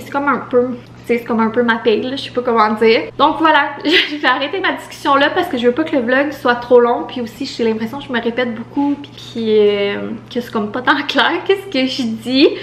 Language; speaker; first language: French; native; French